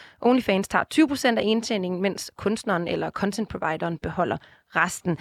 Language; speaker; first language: Danish; native; Danish